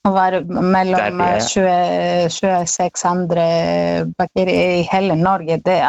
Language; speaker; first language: Norwegian; non-native, learner; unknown